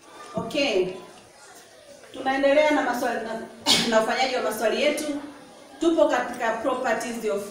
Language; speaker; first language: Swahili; native; Swahili